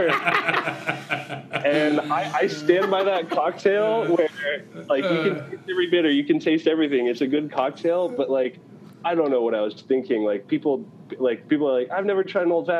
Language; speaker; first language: English; native; English